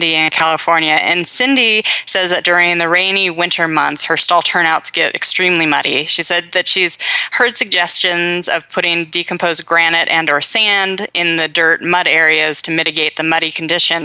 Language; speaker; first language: English; native; English